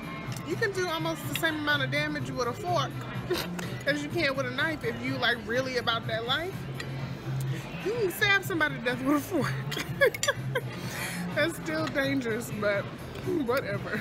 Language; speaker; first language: English; native; English